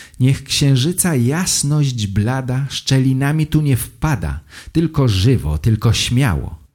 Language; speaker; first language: Polish; native; Polish